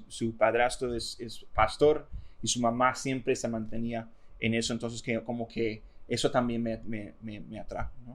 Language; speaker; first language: Spanish; non-native, fluent; English